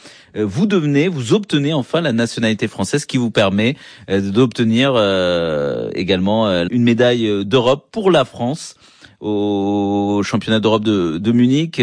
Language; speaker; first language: French; native; French